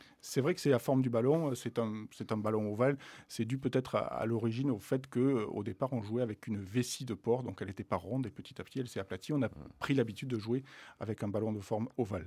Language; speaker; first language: French; native; French